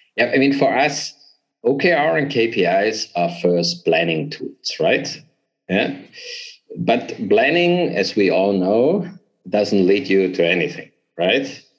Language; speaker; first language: English; non-native, fluent; German